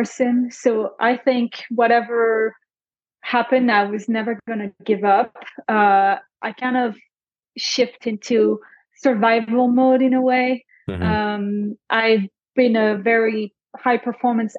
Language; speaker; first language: English; non-native, fluent; French